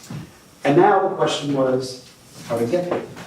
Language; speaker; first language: English; native; English